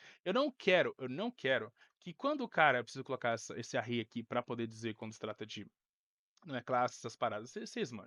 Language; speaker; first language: Portuguese; native; Portuguese